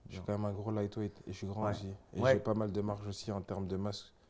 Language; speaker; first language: French; native; French